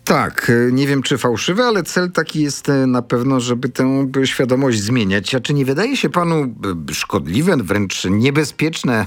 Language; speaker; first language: Polish; native; Polish